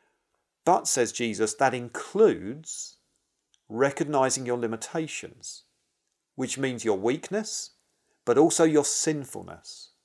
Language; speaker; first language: English; native; English